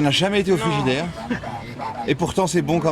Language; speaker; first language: French; native; French